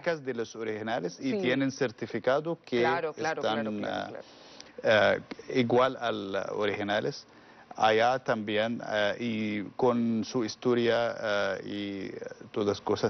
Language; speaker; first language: Spanish; non-native, learner; Arabic